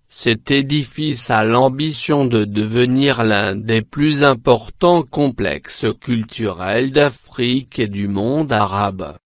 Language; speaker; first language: French; non-native, local second language; Arabic